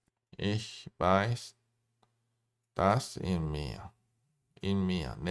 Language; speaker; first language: German; non-native, learner; Korean